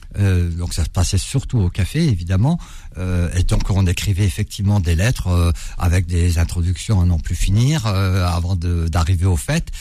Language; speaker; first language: French; early bilingual, other home language; Arabic